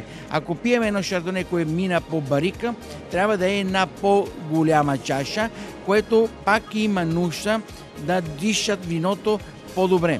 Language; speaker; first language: Bulgarian; non-native, fluent; Italian